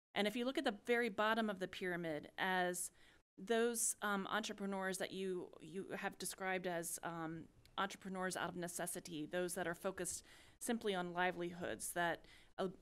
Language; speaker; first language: English; native; English